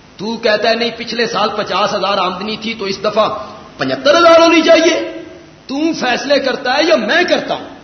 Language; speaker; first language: Urdu; non-native, local second language; Punjabi